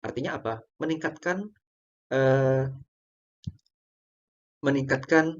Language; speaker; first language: Indonesian; native; Indonesian